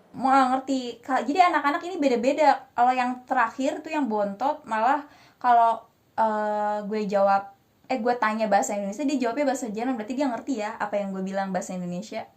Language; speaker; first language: Indonesian; native; Indonesian